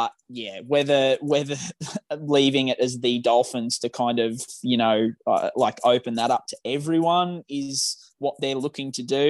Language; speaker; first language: English; native; English